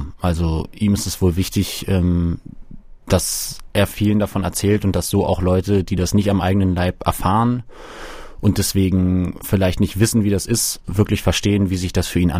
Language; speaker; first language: German; native; German